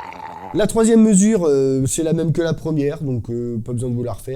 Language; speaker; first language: French; native; French